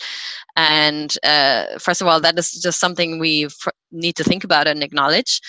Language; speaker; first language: English; non-native, fluent; German